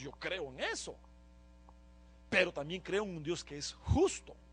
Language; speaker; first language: Spanish; native; Spanish